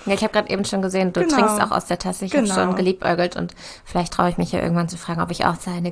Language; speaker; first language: German; native; German